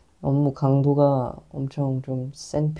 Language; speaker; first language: Korean; native; Korean